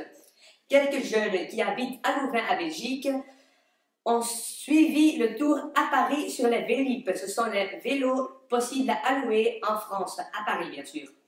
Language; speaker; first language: French; non-native, learner; Dutch